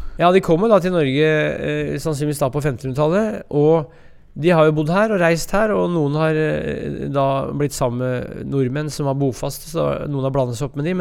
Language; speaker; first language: Norwegian; native; Norwegian